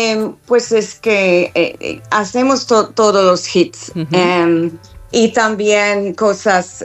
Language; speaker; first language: Spanish; non-native, fluent; English